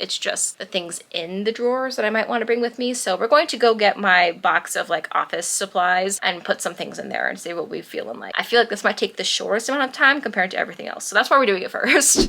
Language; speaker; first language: English; native; English